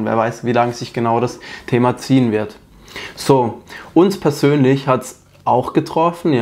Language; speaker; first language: German; native; German